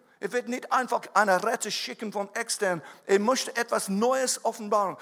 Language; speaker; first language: German; non-native, fluent; English